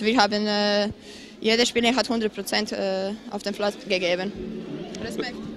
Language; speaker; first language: German; non-native, fluent; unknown